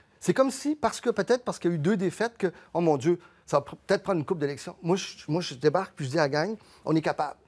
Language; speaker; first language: French; early bilingual, other home language; Spanish